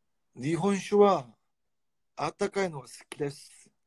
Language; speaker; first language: Japanese; non-native, fluent; Korean